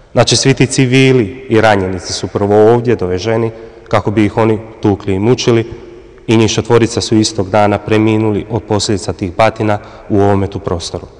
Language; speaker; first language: Croatian; native; Croatian